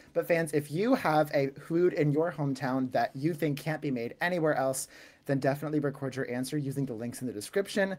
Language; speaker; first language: English; native; English